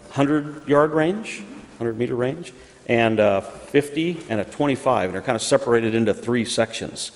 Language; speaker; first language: English; native; English